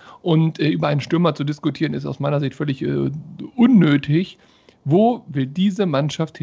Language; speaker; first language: German; native; German